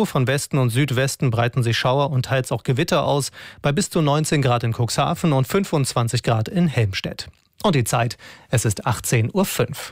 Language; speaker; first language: German; native; German